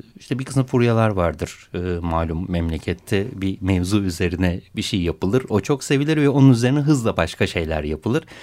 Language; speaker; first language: Turkish; native; Turkish